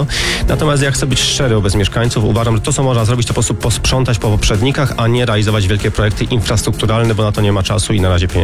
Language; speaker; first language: Polish; native; Polish